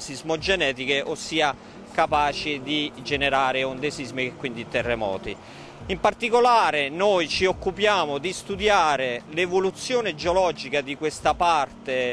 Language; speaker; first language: Italian; native; Italian